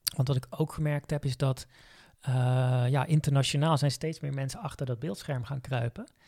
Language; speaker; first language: Dutch; native; Dutch